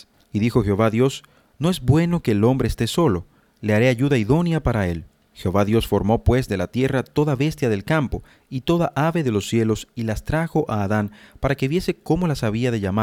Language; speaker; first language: Spanish; native; Spanish